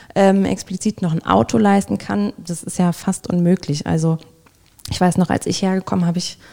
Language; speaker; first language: German; native; German